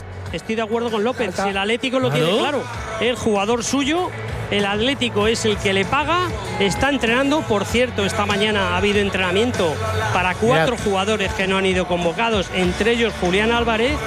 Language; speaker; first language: Spanish; native; Spanish